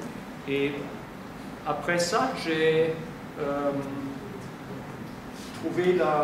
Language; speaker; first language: French; non-native, fluent; German